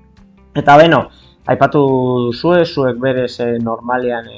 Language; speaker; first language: Basque; native; Basque